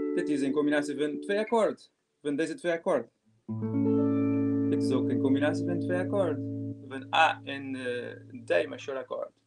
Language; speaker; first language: Dutch; non-native, learner; Portuguese